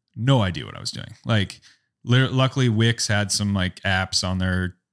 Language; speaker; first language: English; native; English